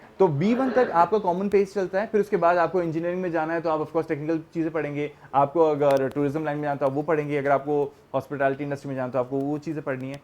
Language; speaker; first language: Hindi; native; Hindi